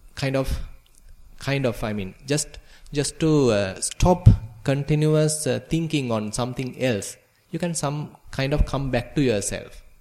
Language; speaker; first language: English; non-native, local second language; Sinhala